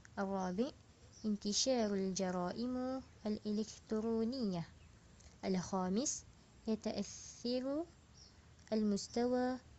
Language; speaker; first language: Arabic; non-native, learner; Malay